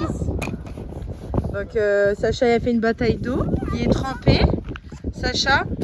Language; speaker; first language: French; native; French